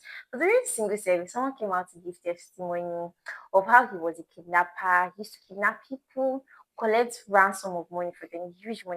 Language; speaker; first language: English; non-native, local second language; Igbo